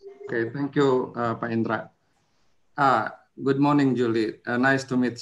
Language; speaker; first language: English; non-native, learner; Indonesian